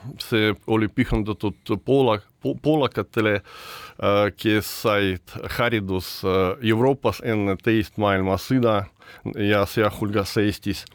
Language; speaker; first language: Estonian; non-native, learner; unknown